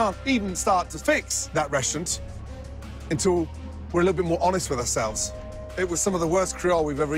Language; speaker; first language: English; native; English